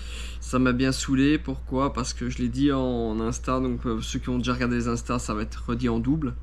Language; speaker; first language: French; native; French